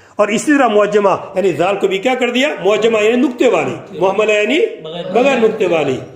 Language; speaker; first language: Urdu; non-native, local second language; Gujarati